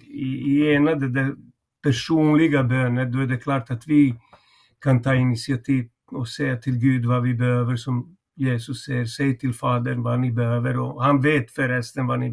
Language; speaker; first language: Swedish; non-native, fluent; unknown